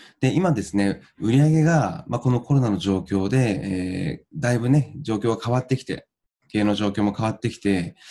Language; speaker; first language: Japanese; native; Japanese